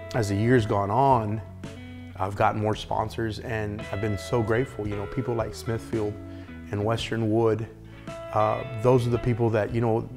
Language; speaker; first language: English; native; English